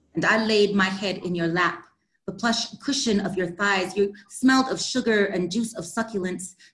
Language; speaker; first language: English; native; English